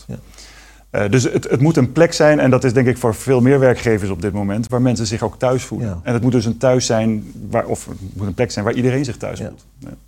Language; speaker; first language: Dutch; native; Dutch